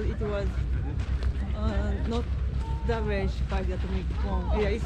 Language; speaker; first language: English; non-native, learner; Japanese